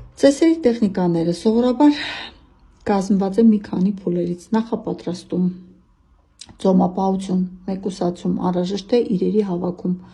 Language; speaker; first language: Armenian; native; Armenian